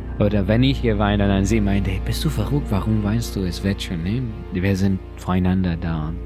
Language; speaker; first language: German; non-native, learner; Persian